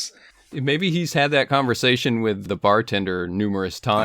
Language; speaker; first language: English; native; English